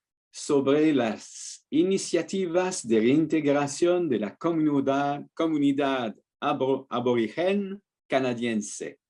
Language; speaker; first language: Spanish; non-native, fluent; French